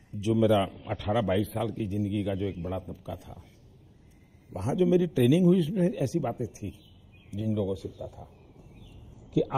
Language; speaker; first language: Hindi; non-native, local second language; Gujarati